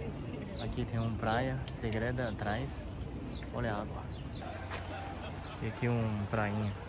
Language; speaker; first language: Portuguese; non-native, fluent; Chinese